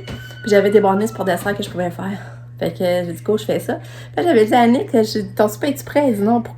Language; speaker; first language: French; native; French